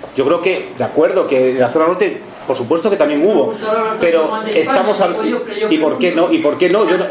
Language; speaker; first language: Spanish; native; Spanish